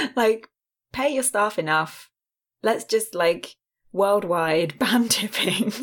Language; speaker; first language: English; native; English